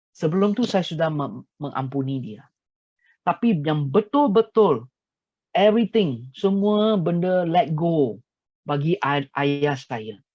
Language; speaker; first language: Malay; non-native, local second language; Chinese